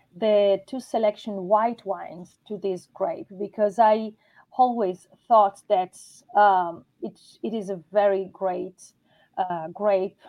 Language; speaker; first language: English; non-native, fluent; Italian